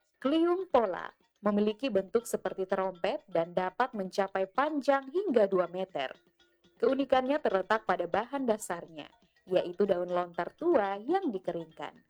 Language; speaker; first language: Indonesian; native; Indonesian